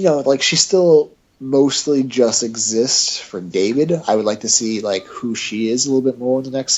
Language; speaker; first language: English; native; English